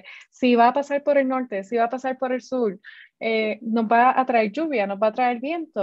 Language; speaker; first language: Spanish; native; Spanish